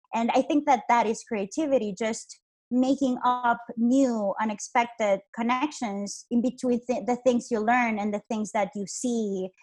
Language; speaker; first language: English; non-native, fluent; Spanish